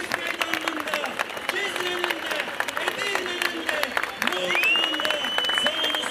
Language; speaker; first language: Turkish; native; Turkish